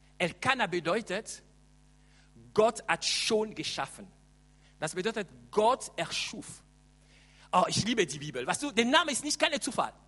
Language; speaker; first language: German; non-native, fluent; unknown